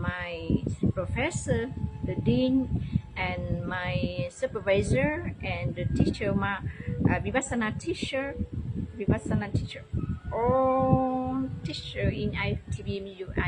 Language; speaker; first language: English; non-native, learner; Vietnamese